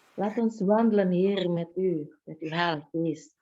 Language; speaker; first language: Dutch; non-native, fluent; Indonesian